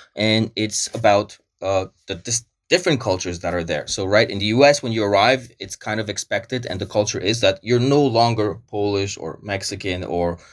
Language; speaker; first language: English; early bilingual, other home language; Polish